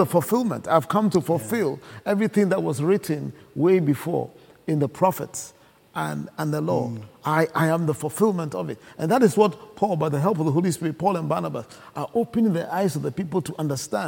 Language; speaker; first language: English; non-native, local second language; Akan